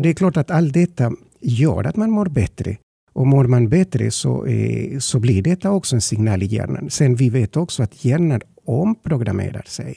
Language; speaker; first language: Swedish; non-native, fluent; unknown